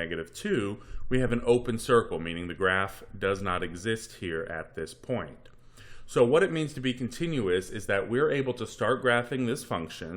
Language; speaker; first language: English; native; English